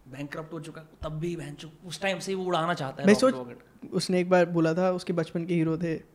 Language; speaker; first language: Hindi; native; Hindi